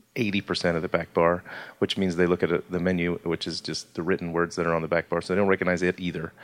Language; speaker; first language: English; native; English